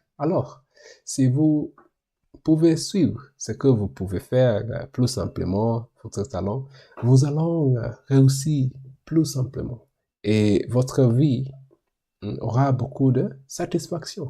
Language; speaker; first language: French; non-native, learner; English